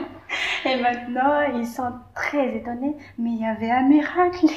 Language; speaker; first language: French; non-native, local second language; Malagasy